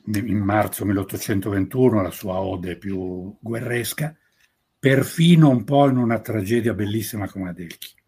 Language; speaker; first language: Italian; native; Italian